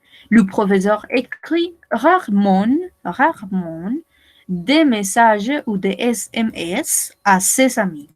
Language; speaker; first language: French; non-native, fluent; Spanish